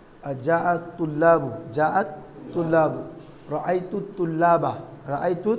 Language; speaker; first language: Arabic; non-native, fluent; Bangla